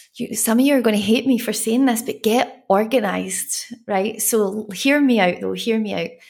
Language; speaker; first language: English; native; English